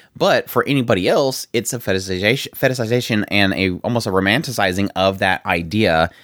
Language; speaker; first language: English; native; English